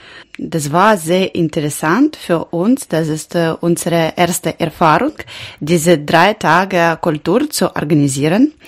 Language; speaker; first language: German; non-native, learner; Ukrainian